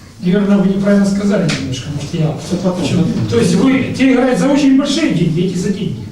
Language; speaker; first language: Russian; native; Russian